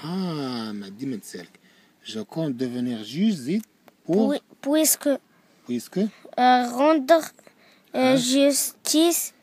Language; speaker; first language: French; non-native, learner; Arabic